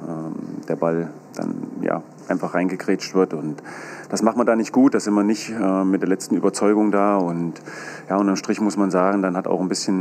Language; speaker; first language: German; native; German